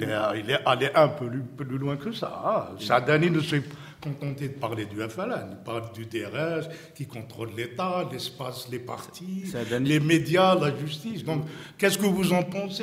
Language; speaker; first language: French; non-native, local second language; Arabic